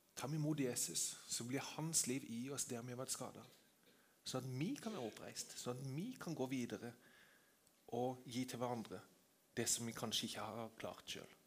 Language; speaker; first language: Norwegian; native; Norwegian